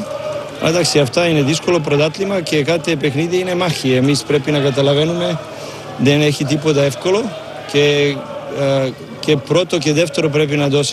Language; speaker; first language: Greek; non-native, learner; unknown